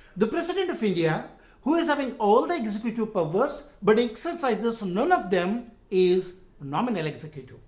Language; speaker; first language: English; non-native, local second language; Kannada